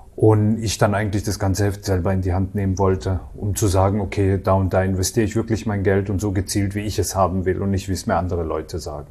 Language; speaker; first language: German; native; German